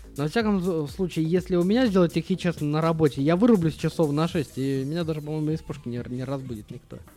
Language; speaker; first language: Russian; native; Russian